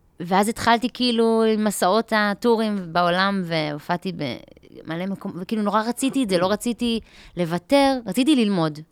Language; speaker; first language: Hebrew; native; Hebrew